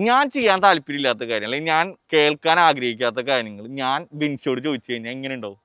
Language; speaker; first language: Malayalam; native; Malayalam